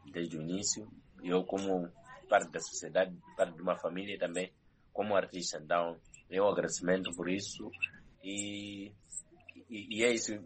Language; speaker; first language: Portuguese; non-native, local second language; Nyanja